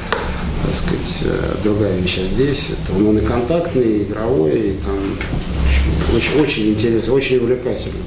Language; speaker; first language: Russian; native; Russian